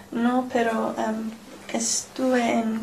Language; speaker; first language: Spanish; non-native, learner; English